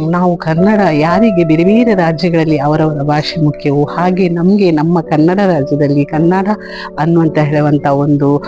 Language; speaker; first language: Kannada; native; Kannada